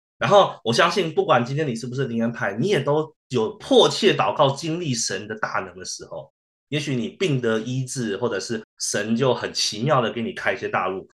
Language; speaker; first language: Chinese; early bilingual, heritage; Chinese